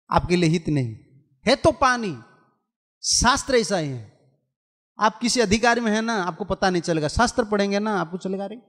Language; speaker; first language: Hindi; non-native, local second language; Odia